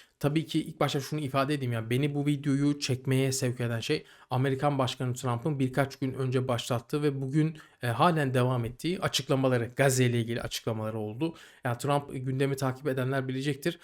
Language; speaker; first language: Turkish; native; Turkish